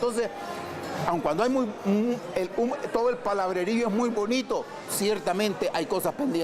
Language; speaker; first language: Spanish; native; Spanish